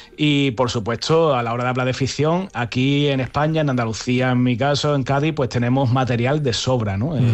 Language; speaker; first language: Spanish; native; Spanish